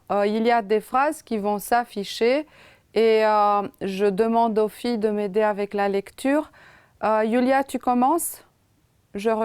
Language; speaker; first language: French; non-native, fluent; Romanian